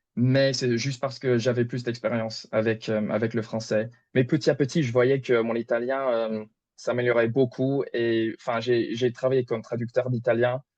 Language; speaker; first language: French; non-native, fluent; English